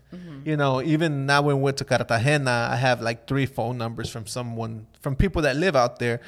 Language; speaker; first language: English; native; English